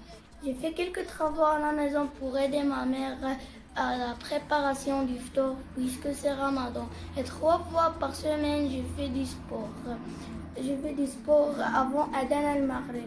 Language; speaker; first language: French; non-native, learner; Arabic